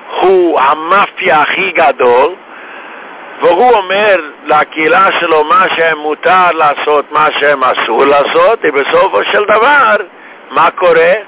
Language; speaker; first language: Hebrew; non-native, fluent; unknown